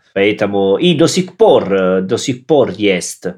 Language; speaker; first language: Russian; non-native, learner; Italian